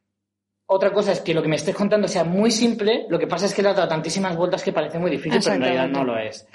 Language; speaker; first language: Spanish; native; Spanish